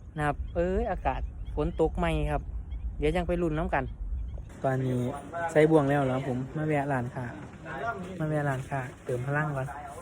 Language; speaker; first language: Thai; native; Thai